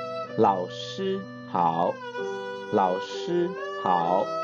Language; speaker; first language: Chinese; non-native, fluent; Indonesian